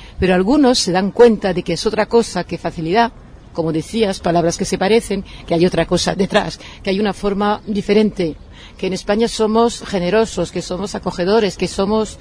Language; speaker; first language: Spanish; early bilingual, heritage; Spanish